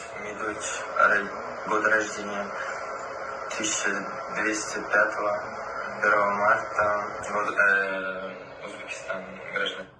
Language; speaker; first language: Russian; non-native, learner; Uzbek